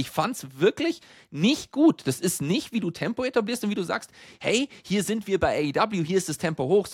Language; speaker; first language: German; native; German